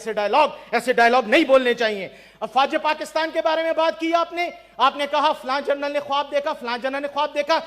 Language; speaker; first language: Urdu; non-native, local second language; Pashto